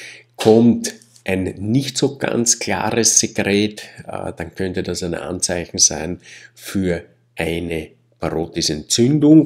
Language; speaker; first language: German; native; German